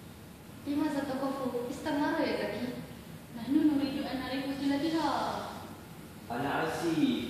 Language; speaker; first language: Arabic; non-native, learner; Malay